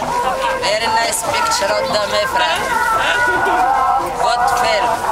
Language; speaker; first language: English; non-native, learner; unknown